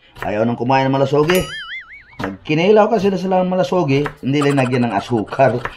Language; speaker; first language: Filipino; non-native, local second language; Cebuano